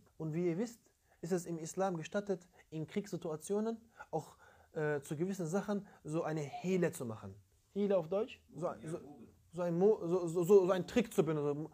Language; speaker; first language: German; early bilingual, other home language; Turkish